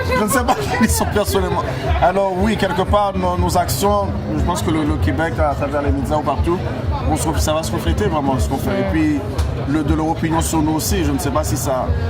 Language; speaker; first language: French; native; French